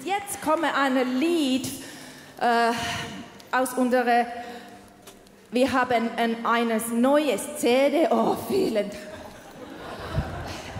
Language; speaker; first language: German; non-native, learner; Finnish